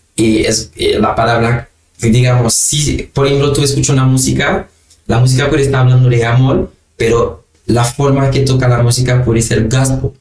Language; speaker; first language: Spanish; non-native, fluent; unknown